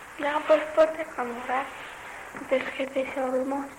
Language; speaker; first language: Spanish; non-native, learner; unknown